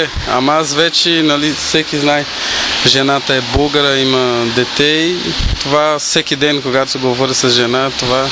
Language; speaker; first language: Bulgarian; non-native, learner; Portuguese